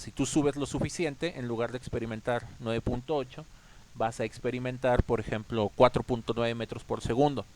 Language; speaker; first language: Spanish; native; Spanish